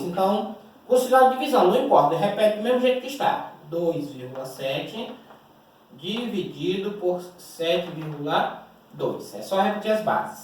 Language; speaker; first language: Portuguese; native; Portuguese